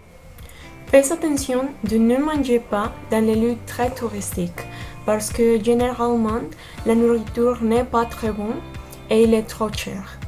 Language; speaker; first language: French; non-native, learner; Spanish